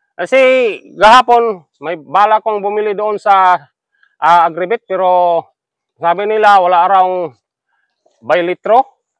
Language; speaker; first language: Filipino; non-native, local second language; Cebuano